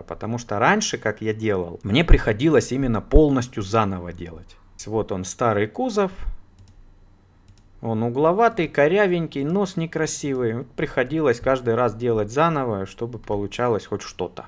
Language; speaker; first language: Russian; native; Russian